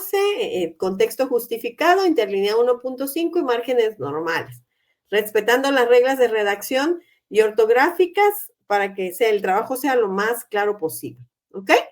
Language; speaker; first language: Spanish; native; Spanish